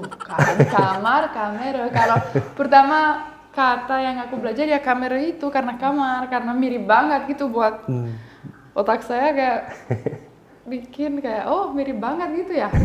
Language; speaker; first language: Indonesian; non-native, fluent; Romanian